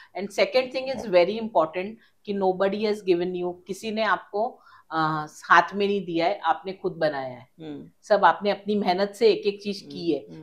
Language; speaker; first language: Hindi; native; Hindi